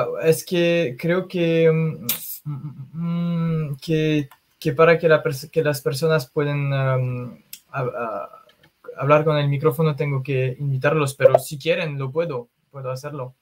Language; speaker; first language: Spanish; non-native, fluent; French